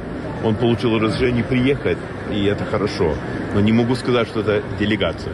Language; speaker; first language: Russian; non-native, fluent; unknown